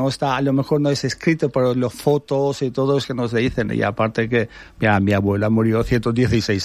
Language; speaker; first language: Spanish; non-native, fluent; Albanian